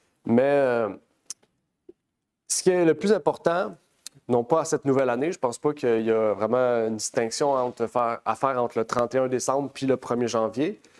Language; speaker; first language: French; native; French